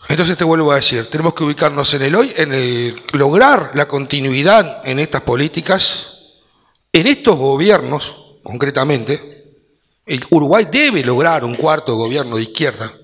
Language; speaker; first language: Spanish; native; Spanish